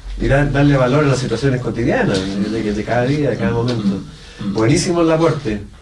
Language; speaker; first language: Spanish; native; Spanish